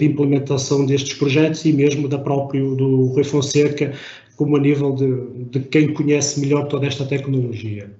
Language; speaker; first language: Portuguese; native; Portuguese